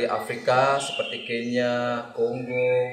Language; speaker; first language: Indonesian; non-native, learner; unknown